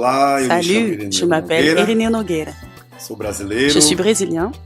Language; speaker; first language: French; non-native, fluent; Portuguese